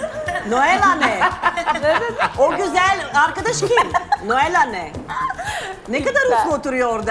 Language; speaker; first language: Turkish; non-native, fluent; Serbian